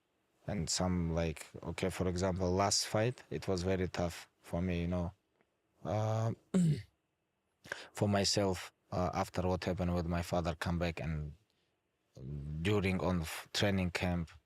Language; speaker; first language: English; non-native, fluent; Avaric